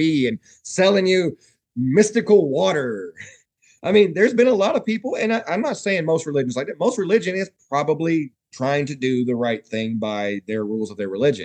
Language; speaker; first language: English; native; English